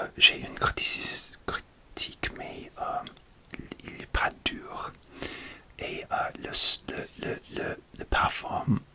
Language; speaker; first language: French; non-native, learner; English